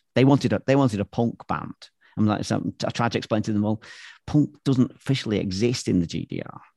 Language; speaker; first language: English; native; English